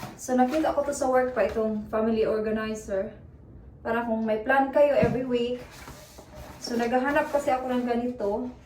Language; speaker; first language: Filipino; non-native, local second language; Cebuano